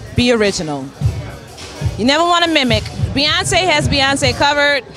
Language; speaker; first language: English; native; English